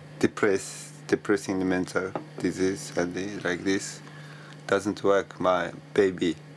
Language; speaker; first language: English; non-native, learner; Japanese